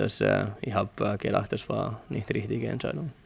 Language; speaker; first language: German; non-native, learner; Finnish